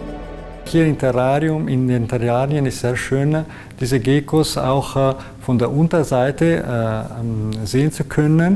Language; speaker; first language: German; non-native, local second language; Italian